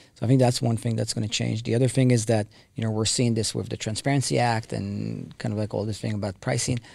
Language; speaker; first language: English; non-native, fluent; Hebrew